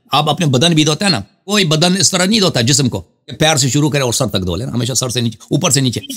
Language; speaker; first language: Urdu; non-native, fluent; Persian